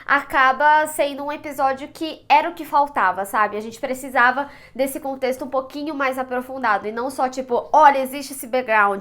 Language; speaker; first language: Portuguese; native; Portuguese